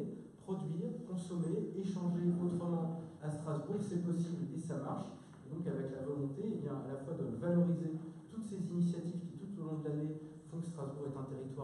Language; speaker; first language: French; native; French